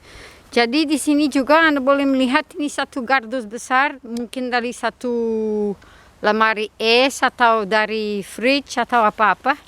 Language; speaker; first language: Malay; non-native, fluent; Dutch